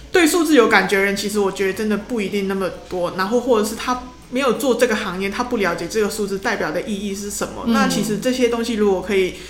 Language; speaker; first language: Chinese; non-native, local second language; Cantonese